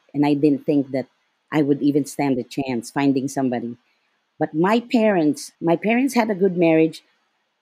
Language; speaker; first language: English; non-native, local second language; Filipino